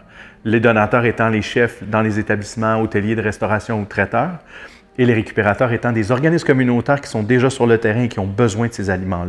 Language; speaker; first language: French; native; French